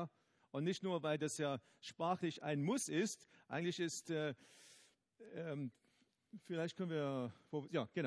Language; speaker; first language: German; non-native, fluent; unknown